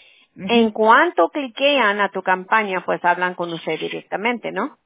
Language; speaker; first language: Spanish; early bilingual, heritage; Spanish